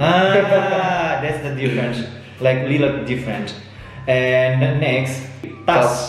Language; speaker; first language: English; non-native, learner; Indonesian